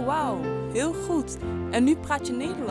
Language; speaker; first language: Dutch; early bilingual, other home language; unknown